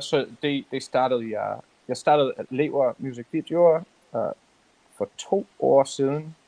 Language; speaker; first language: Danish; non-native, learner; English